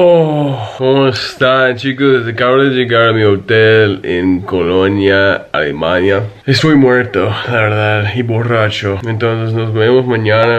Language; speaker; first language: Spanish; non-native, fluent; English